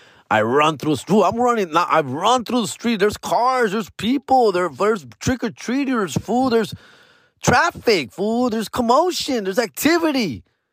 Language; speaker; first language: English; early bilingual, other home language; Spanish